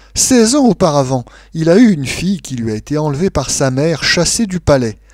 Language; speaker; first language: French; native; French